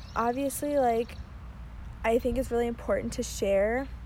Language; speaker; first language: English; native; English